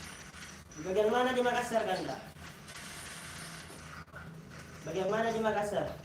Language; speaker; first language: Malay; non-native, local second language; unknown